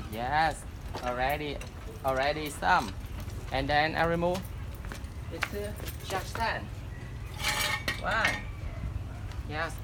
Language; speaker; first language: English; non-native, learner; Vietnamese